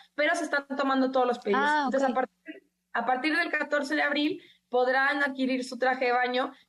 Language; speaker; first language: Spanish; native; Spanish